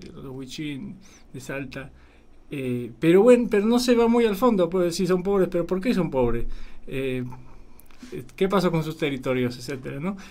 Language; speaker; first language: Spanish; non-native, fluent; Polish